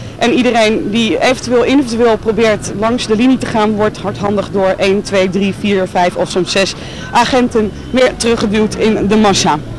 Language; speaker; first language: Dutch; native; Dutch